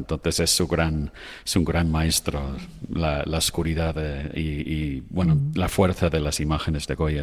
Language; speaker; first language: Spanish; non-native, fluent; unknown